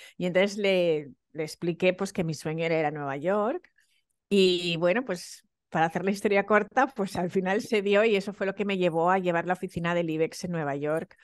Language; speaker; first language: Spanish; early bilingual, other home language; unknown